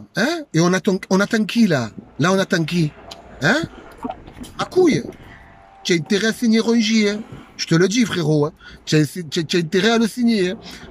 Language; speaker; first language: French; native; French